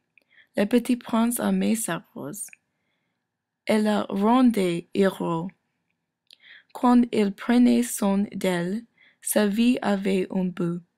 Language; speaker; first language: French; non-native, learner; English